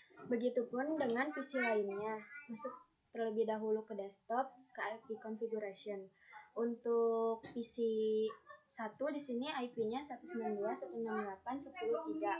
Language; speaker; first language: Indonesian; native; Indonesian